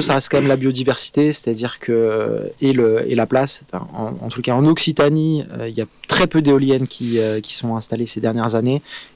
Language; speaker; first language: French; native; French